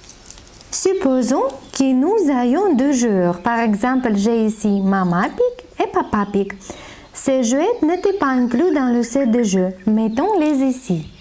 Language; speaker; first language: French; non-native, learner; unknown